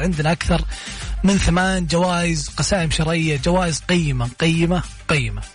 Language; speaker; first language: Arabic; native; Arabic